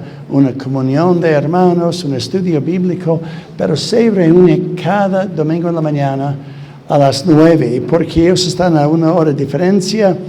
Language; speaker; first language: Spanish; non-native, fluent; English